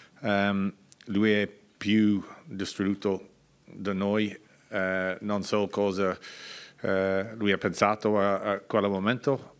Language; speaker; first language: Italian; non-native, learner; English